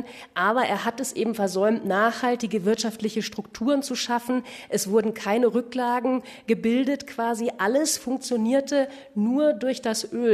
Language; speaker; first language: German; native; German